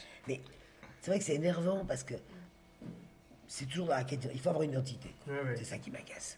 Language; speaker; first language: French; native; French